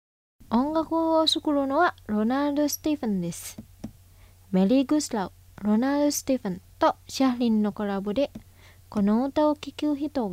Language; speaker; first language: Japanese; non-native, fluent; Indonesian